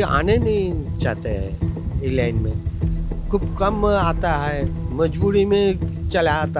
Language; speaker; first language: Hindi; non-native, local second language; Bangla